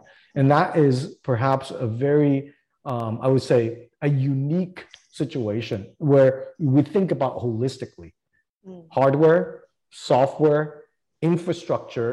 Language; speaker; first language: English; non-native, local second language; Cantonese